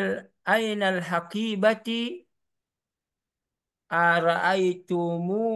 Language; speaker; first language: Arabic; non-native, learner; Indonesian